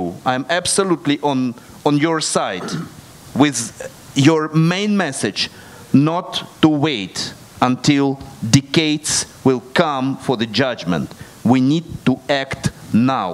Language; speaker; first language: English; non-native, fluent; Russian